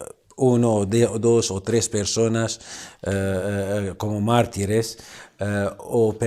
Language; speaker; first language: Spanish; non-native, fluent; Arabic